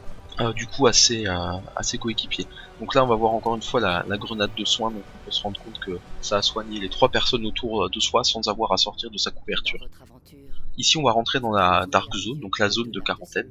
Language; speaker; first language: French; native; French